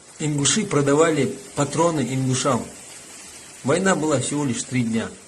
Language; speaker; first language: Russian; non-native, local second language; Ingush